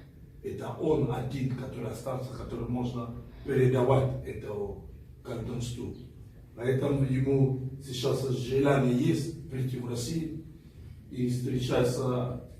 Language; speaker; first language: Russian; non-native, fluent; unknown